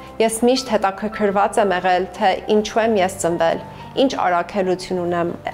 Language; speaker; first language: Armenian; early bilingual, heritage; Armenian